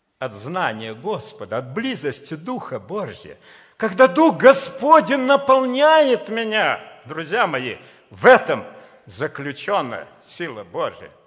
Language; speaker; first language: Russian; native; Russian